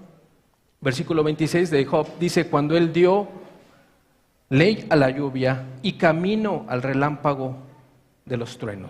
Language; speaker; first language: Spanish; native; Spanish